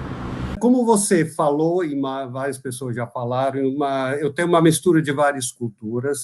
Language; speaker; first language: Portuguese; non-native, fluent; Dutch